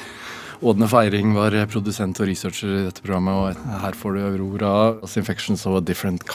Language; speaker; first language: Norwegian; native; Norwegian